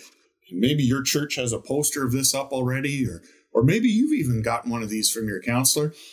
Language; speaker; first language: English; native; English